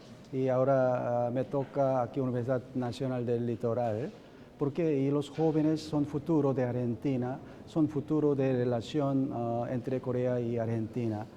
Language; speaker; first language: Spanish; non-native, learner; Korean